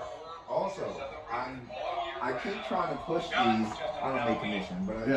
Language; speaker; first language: English; native; English